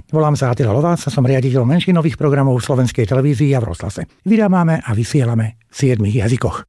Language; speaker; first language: Slovak; non-native, local second language; Hungarian